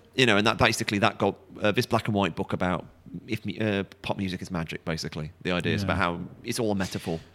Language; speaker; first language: English; native; English